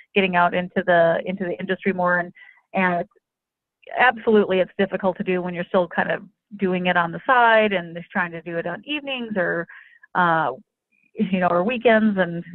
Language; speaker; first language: English; native; English